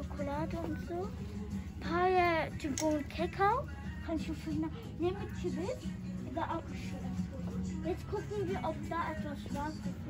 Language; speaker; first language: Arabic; early bilingual, heritage; Arabic